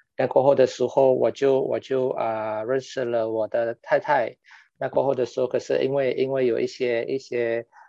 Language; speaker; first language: Chinese; non-native, local second language; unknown